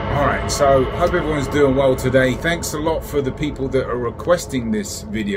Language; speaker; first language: English; native; English